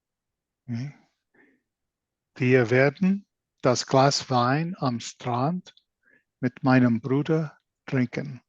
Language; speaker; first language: German; non-native, learner; English